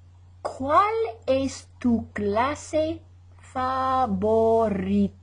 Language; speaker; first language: Spanish; non-native, fluent; English